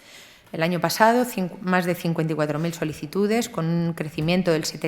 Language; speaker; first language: Spanish; native; Spanish